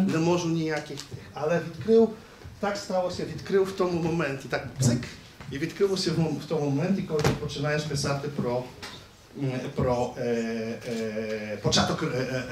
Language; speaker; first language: Ukrainian; native; Ukrainian